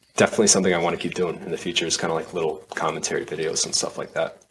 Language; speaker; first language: English; native; English